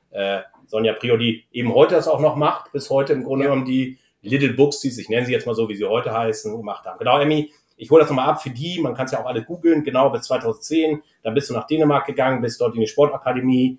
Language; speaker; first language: German; native; German